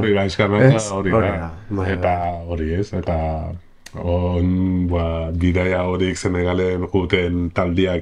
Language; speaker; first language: Basque; non-native, learner; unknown